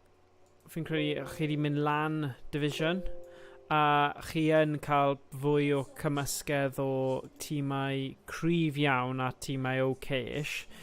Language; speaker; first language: Welsh; non-native, local second language; English